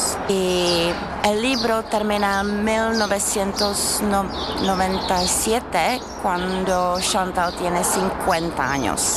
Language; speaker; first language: Spanish; non-native, learner; Czech